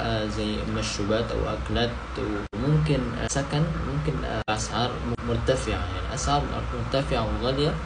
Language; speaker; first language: Arabic; non-native, fluent; Indonesian